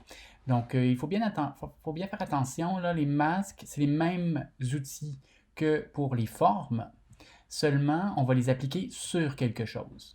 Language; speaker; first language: French; native; French